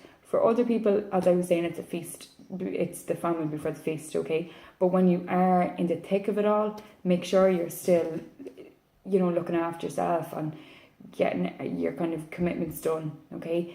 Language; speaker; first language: English; native; English